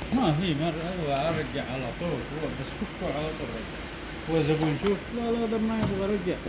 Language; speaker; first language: Arabic; non-native, learner; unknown